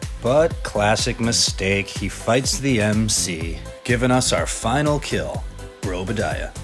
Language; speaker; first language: English; native; English